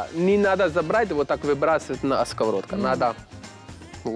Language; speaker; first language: Russian; non-native, learner; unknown